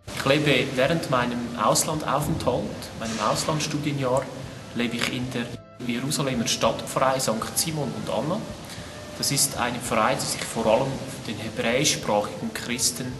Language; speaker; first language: German; native; German